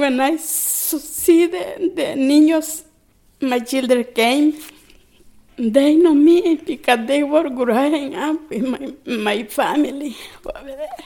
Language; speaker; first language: English; non-native, learner; Spanish